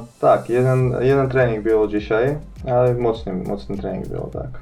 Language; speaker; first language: Polish; non-native, learner; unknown